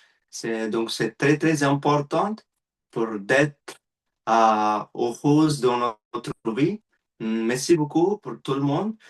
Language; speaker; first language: French; non-native, learner; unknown